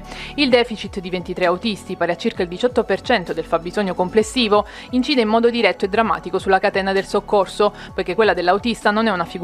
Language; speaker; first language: Italian; native; Italian